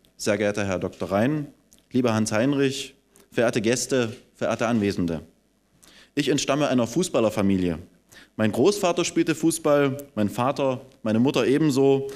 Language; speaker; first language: German; non-native, local second language; Upper Sorbian